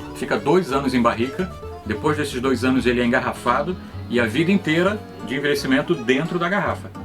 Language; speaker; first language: Portuguese; native; Portuguese